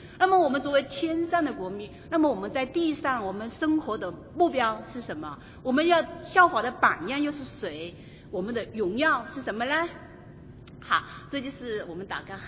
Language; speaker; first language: Chinese; native; Chinese